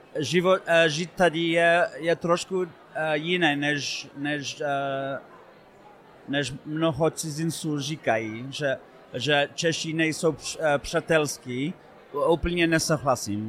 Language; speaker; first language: Czech; non-native, fluent; English